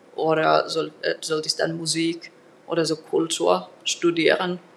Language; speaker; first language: German; non-native, fluent; Finnish